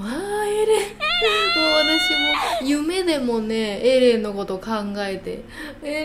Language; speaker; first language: Japanese; non-native, fluent; English